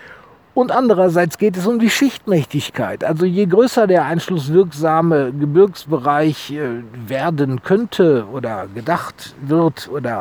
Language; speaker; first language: German; native; German